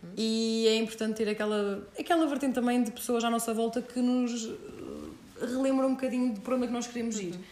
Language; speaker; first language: Portuguese; early bilingual, heritage; Portuguese